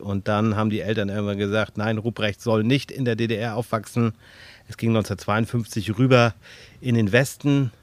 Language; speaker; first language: German; native; German